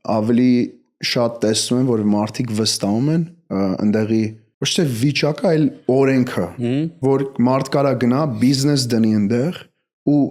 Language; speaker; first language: Armenian; early bilingual, heritage; Armenian